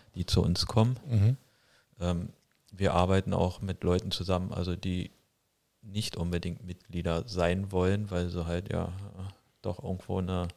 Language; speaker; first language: German; native; German